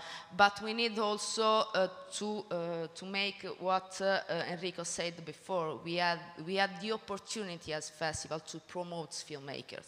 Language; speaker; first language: English; non-native, learner; Italian